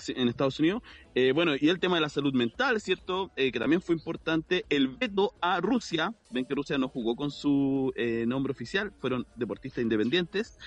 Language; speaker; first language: Spanish; native; Spanish